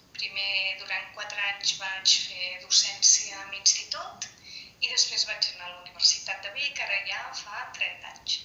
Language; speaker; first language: Catalan; non-native, local second language; Spanish